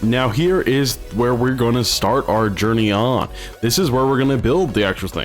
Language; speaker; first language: English; native; English